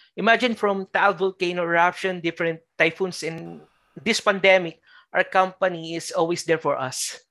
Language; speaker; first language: English; non-native, local second language; Filipino